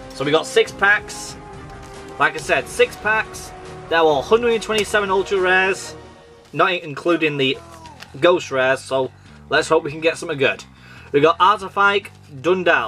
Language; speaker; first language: English; native; English